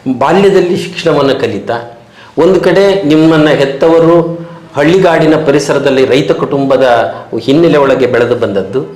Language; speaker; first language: Kannada; native; Kannada